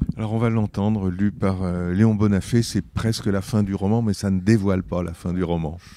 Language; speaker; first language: French; native; French